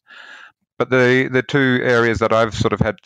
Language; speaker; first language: English; native; English